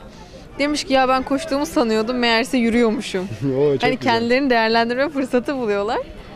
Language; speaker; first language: Turkish; native; Turkish